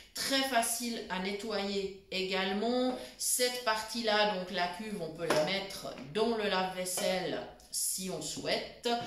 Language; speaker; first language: French; native; French